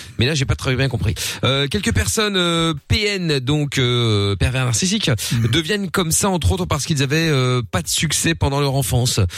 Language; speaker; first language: French; early bilingual, other home language; Portuguese